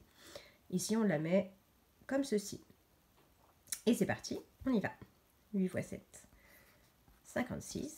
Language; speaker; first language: French; native; French